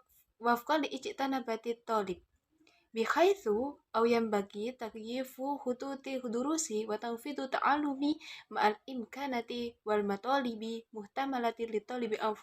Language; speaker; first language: Arabic; non-native, learner; Indonesian